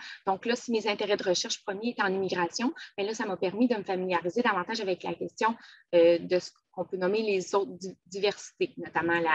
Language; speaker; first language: French; native; French